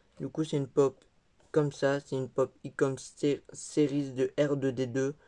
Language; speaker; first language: French; native; French